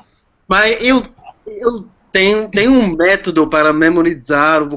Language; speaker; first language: Portuguese; non-native, fluent; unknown